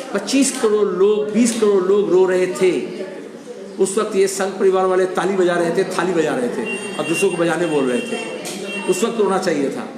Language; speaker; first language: Hindi; non-native, local second language; Bangla